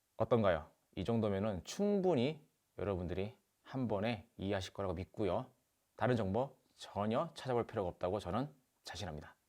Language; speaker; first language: Korean; native; Korean